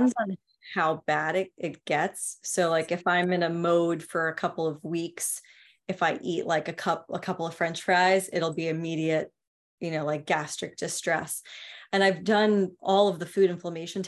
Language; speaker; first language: English; native; English